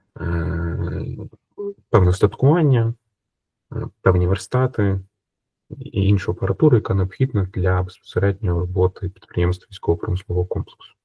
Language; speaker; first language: Ukrainian; native; Ukrainian